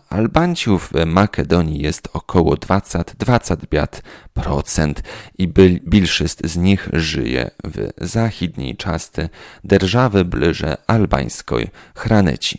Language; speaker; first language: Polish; non-native, local second language; Rusyn